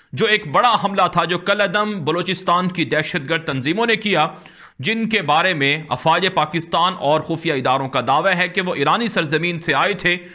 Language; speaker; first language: Urdu; native; Urdu